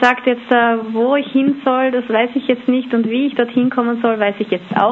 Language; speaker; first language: German; native; German